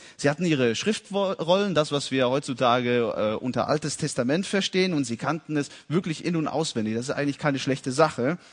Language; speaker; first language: German; early bilingual, heritage; German